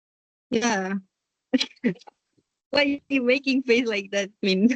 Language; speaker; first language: English; non-native, learner; Indonesian